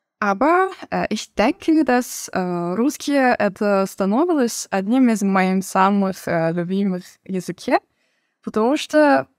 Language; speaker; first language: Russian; non-native, learner; Turkish